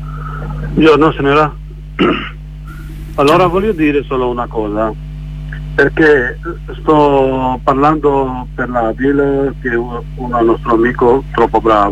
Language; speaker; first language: Italian; non-native, learner; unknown